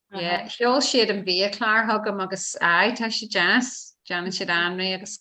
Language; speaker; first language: Irish; non-native, learner; English